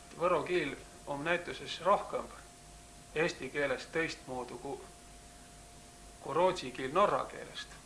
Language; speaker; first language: Estonian; native; Estonian